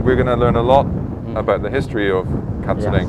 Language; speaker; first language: English; native; English